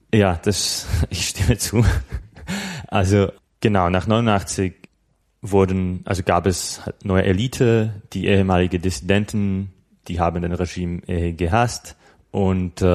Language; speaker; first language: German; non-native, fluent; Slovak